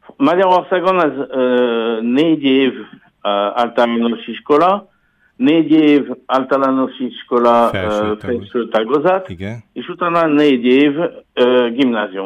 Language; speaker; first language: Hungarian; non-native, learner; French